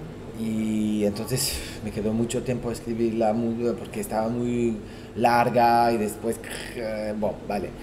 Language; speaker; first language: Spanish; non-native, fluent; Portuguese